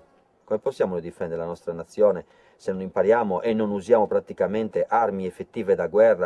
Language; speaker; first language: Italian; native; Italian